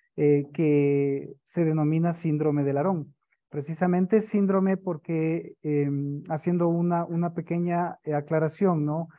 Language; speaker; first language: Spanish; native; Spanish